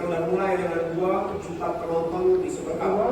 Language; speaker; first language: Indonesian; native; Indonesian